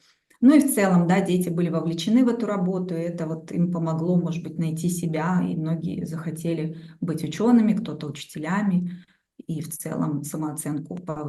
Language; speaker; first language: Russian; native; Russian